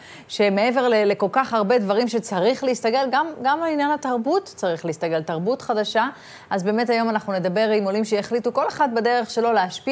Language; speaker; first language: Hebrew; native; Hebrew